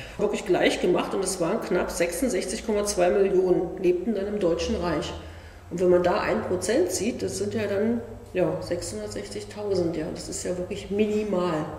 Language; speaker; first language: German; native; German